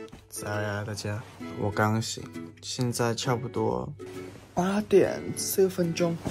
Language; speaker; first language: Chinese; non-native, fluent; Thai